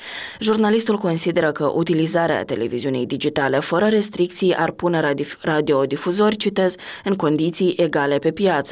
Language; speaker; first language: Romanian; native; Romanian